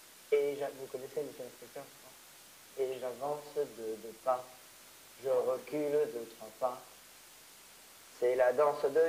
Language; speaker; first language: French; native; French